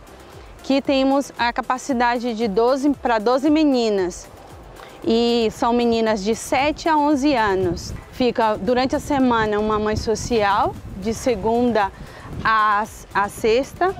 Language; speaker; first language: Portuguese; native; Portuguese